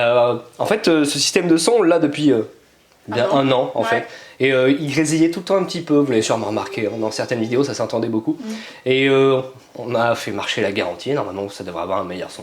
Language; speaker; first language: French; native; French